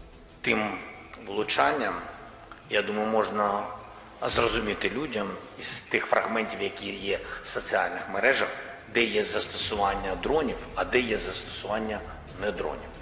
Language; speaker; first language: Ukrainian; non-native, local second language; Russian